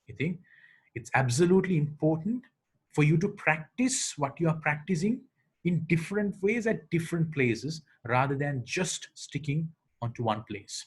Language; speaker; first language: English; non-native, local second language; Sinhala